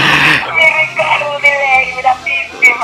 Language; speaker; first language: Italian; non-native, learner; Spanish